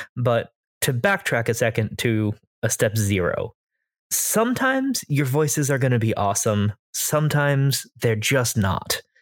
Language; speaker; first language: English; native; English